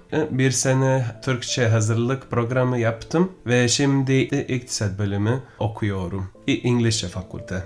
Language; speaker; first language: Turkish; non-native, learner; Bosnian